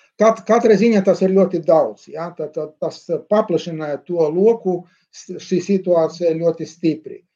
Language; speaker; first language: Latvian; non-native, local second language; Russian